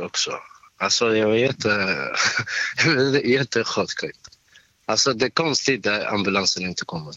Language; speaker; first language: Swedish; non-native, fluent; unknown